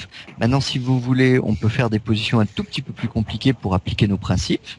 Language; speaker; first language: French; native; French